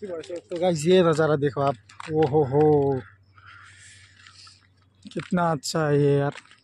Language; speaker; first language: Hindi; non-native, local second language; Nepali